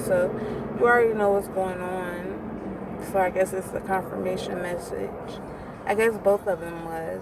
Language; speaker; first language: English; native; English